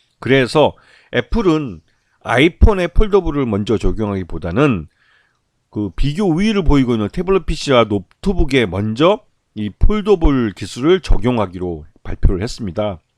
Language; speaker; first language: Korean; native; Korean